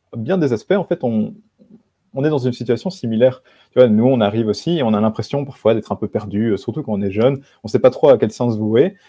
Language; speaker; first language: French; native; French